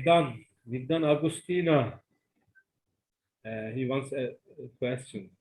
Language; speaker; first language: English; non-native, learner; Turkish